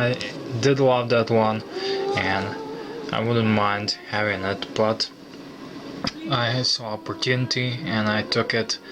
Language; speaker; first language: English; non-native, fluent; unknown